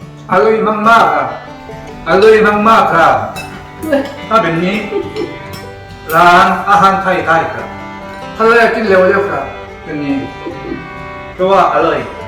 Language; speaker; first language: Thai; non-native, learner; Korean